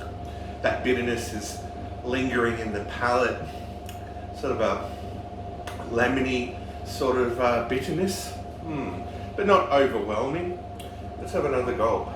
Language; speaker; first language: English; native; English